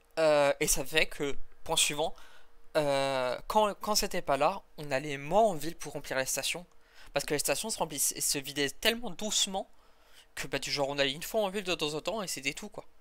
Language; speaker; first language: French; native; French